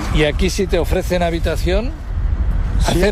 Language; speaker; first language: Spanish; native; Spanish